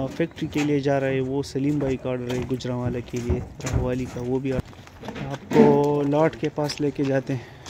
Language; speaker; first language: Urdu; non-native, local second language; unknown